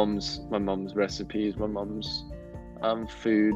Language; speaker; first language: English; non-native, fluent; German